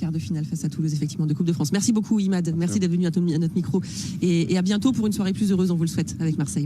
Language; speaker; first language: French; native; French